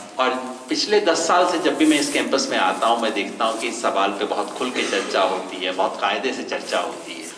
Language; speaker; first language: Hindi; native; Hindi